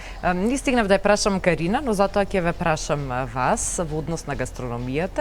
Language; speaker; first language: Macedonian; native; Macedonian